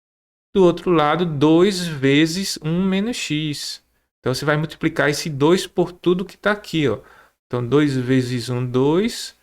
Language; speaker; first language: Portuguese; native; Portuguese